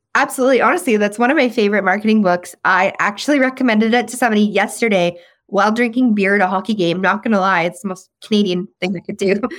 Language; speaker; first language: English; native; English